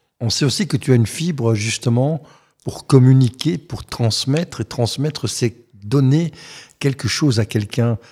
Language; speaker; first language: French; native; French